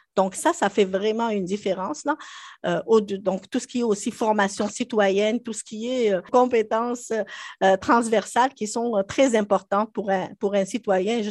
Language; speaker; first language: French; non-native, local second language; Arabic